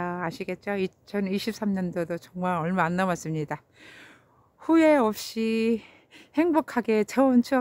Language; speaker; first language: Korean; native; Korean